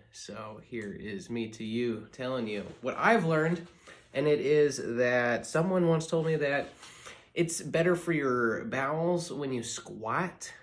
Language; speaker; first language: English; native; English